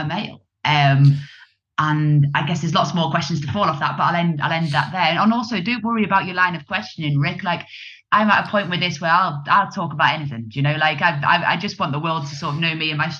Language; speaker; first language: English; native; English